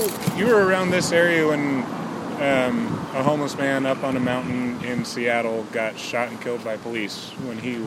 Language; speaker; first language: English; native; English